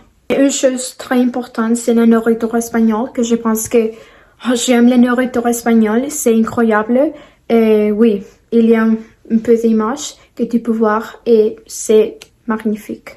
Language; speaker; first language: French; non-native, learner; Spanish